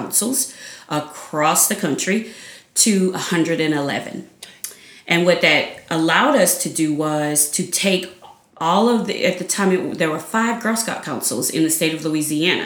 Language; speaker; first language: English; native; English